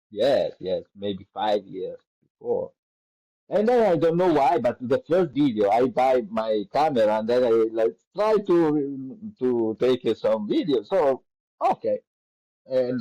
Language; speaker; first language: English; non-native, learner; Italian